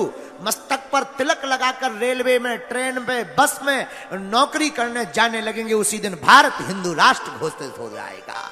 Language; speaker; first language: Hindi; native; Hindi